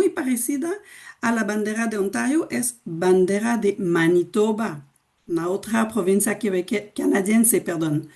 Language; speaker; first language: Spanish; non-native, fluent; French